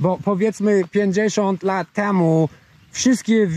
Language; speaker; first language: Polish; non-native, learner; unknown